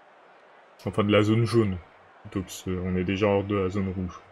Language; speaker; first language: French; native; French